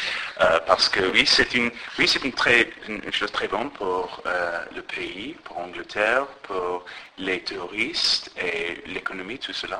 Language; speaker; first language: French; non-native, learner; English